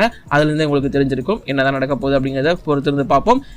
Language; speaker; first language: Tamil; native; Tamil